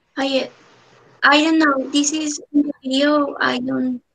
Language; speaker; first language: English; non-native, learner; Spanish